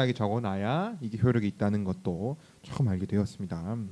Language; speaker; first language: Korean; native; Korean